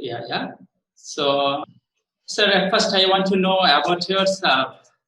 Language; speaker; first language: English; non-native, learner; Bangla